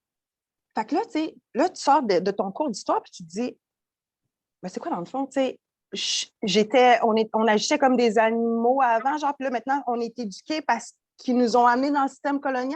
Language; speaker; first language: French; native; French